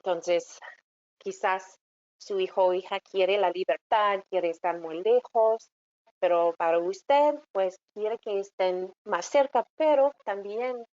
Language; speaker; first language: Spanish; non-native, fluent; English